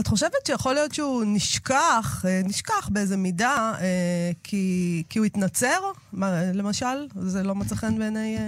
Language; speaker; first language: Hebrew; native; Hebrew